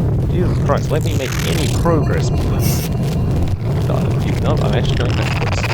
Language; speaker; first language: English; native; English